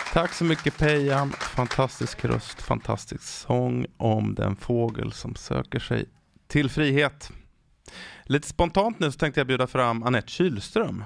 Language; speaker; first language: Swedish; native; Swedish